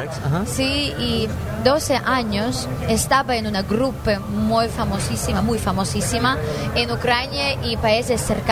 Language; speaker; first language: Spanish; non-native, learner; Ukrainian